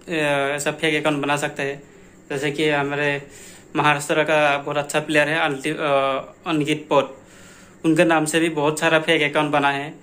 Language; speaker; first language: Hindi; non-native, local second language; Marathi